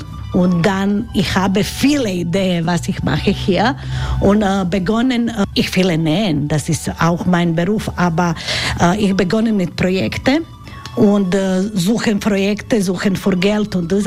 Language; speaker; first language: German; non-native, learner; Croatian